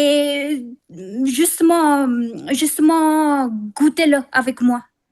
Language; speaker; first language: French; non-native, fluent; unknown